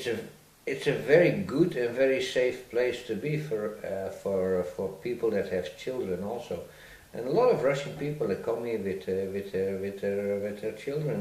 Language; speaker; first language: English; non-native, fluent; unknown